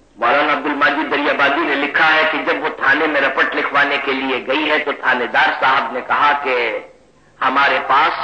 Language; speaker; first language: Urdu; native; Urdu